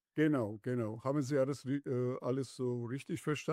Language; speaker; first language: German; non-native, learner; Georgian